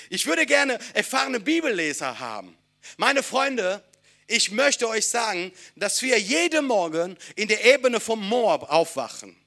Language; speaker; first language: German; non-native, fluent; Italian